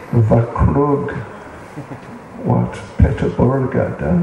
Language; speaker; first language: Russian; non-native, learner; English